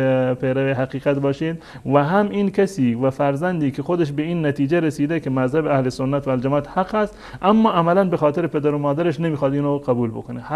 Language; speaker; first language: Persian; native; Persian